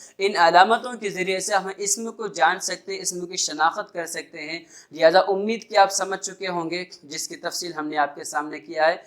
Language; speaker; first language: Urdu; native; Urdu